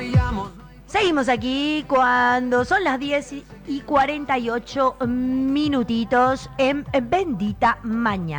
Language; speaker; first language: Spanish; native; Spanish